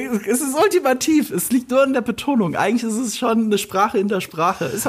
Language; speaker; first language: German; native; German